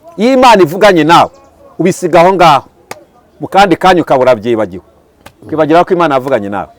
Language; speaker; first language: Kinyarwanda; early bilingual, heritage; Kinyarwanda